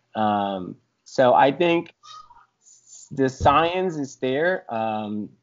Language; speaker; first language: English; early bilingual, other home language; Spanish